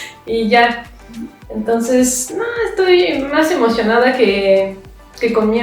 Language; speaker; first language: Spanish; non-native, fluent; French